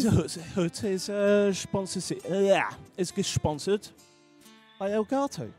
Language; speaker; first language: German; non-native, fluent; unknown